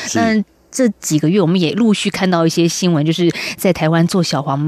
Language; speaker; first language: Chinese; native; Chinese